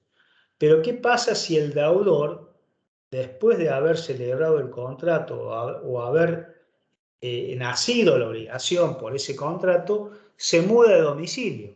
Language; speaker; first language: Spanish; native; Spanish